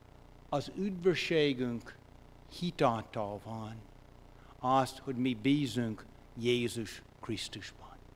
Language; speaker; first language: Hungarian; non-native, fluent; English